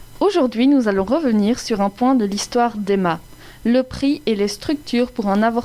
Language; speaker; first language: French; native; French